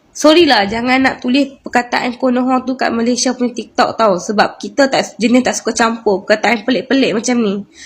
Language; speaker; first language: Malay; native; Malay